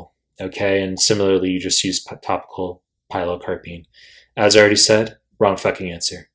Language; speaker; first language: English; native; English